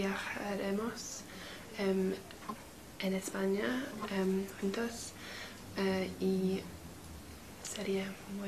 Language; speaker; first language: Spanish; non-native, learner; English